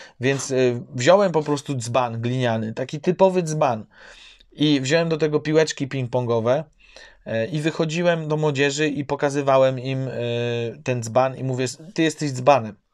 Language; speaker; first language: Polish; native; Polish